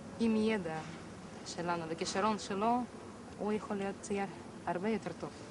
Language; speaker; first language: Hebrew; non-native, fluent; Russian